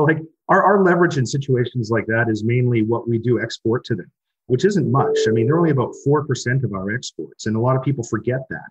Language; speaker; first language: English; native; English